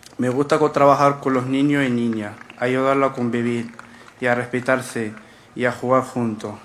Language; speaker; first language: Spanish; non-native, fluent; Arabic